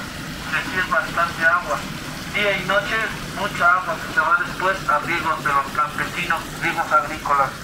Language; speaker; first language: Spanish; native; Spanish